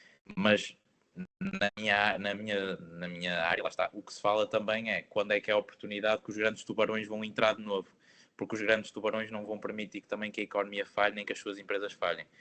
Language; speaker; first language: Portuguese; native; Portuguese